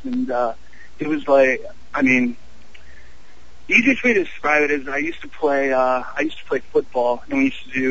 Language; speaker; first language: English; native; English